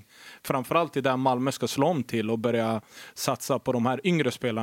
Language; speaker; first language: Swedish; native; Swedish